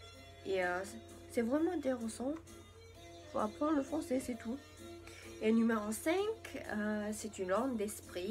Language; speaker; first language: French; non-native, learner; English